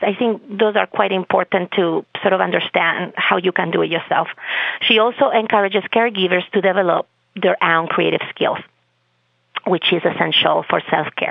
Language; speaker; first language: English; non-native, fluent; Spanish